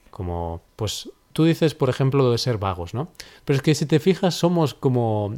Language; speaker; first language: Spanish; native; Spanish